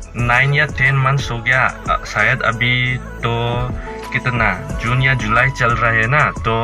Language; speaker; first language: Hindi; non-native, learner; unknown